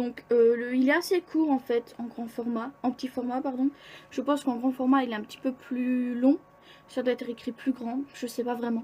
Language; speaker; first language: French; native; French